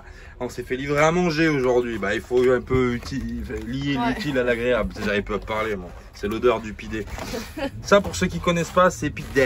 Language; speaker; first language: French; native; French